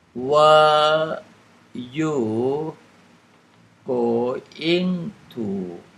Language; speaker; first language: English; non-native, fluent; Thai